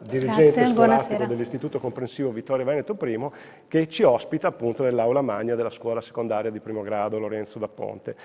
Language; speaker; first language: Italian; native; Italian